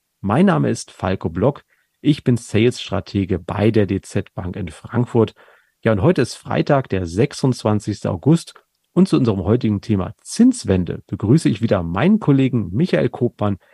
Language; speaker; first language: German; native; German